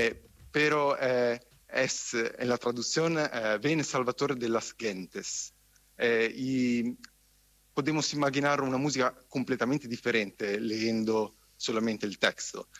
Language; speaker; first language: Spanish; non-native, fluent; Italian